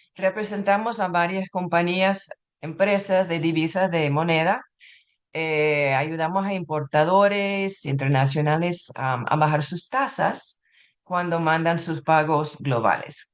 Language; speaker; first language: Spanish; non-native, fluent; English